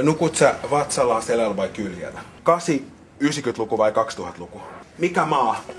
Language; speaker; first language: Finnish; native; Finnish